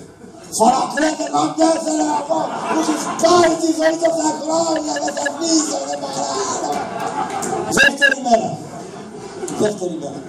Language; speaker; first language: Greek; native; Greek